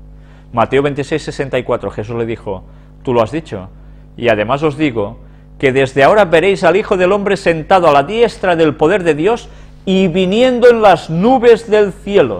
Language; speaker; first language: Spanish; native; Spanish